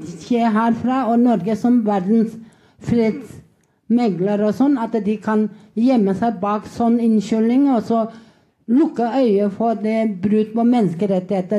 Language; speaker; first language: Norwegian; non-native, fluent; Tibetan